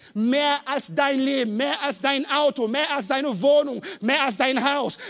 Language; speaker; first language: German; non-native, fluent; French